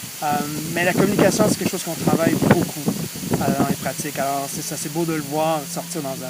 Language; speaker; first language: French; native; French